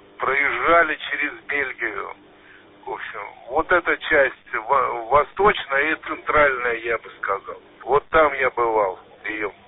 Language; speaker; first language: Russian; native; Russian